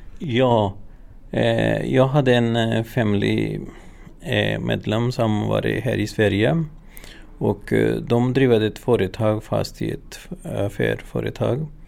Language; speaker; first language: Swedish; non-native, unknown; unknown